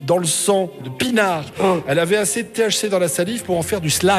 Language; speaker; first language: French; native; French